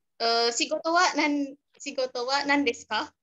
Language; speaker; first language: Japanese; non-native, learner; Indonesian